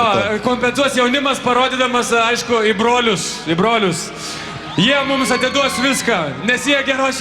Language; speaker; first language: Lithuanian; native; Lithuanian